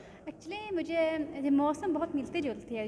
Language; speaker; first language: Hindi; non-native, learner; Swedish